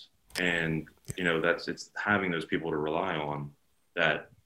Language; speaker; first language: English; native; English